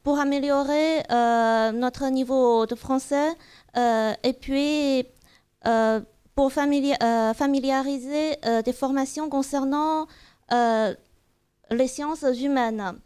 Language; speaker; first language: French; non-native, fluent; Chinese